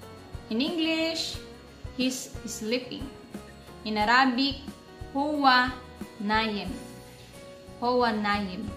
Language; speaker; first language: English; non-native, local second language; Filipino